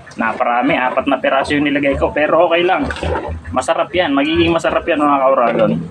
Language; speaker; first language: Filipino; non-native, local second language; Bikol